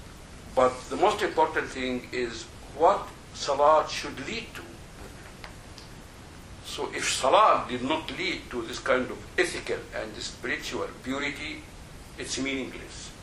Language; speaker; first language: English; non-native, fluent; Arabic